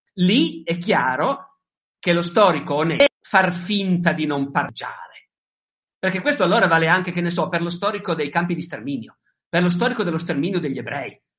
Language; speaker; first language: Italian; native; Italian